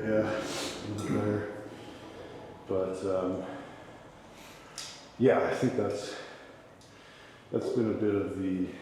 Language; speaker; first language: English; native; English